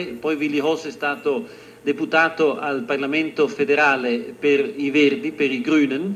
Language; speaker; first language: Italian; native; Italian